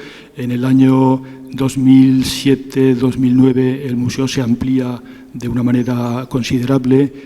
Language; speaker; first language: Spanish; native; Spanish